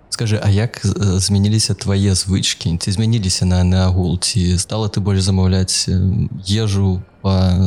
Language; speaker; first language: Belarusian; non-native, local second language; Russian